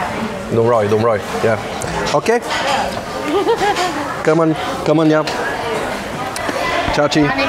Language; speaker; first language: Vietnamese; non-native, learner; Bulgarian